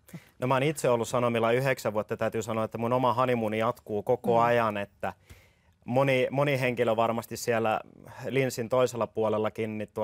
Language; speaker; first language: Finnish; native; Finnish